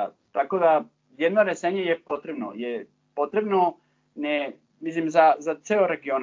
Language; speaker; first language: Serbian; non-native, fluent; Spanish